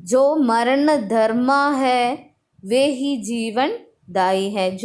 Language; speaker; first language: Hindi; non-native, local second language; Malayalam